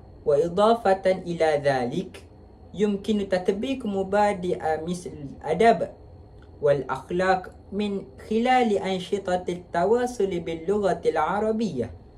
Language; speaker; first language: Arabic; non-native, learner; Malay